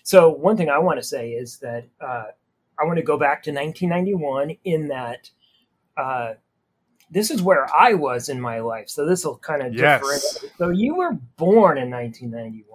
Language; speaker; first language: English; native; English